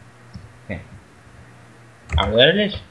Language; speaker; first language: Norwegian; native; Norwegian